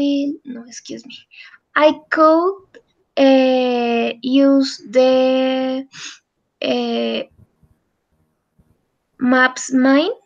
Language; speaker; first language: English; non-native, learner; Spanish